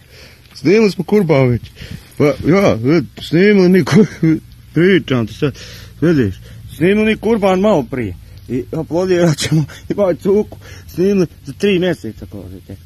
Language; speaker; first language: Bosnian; early bilingual, heritage; Bosnian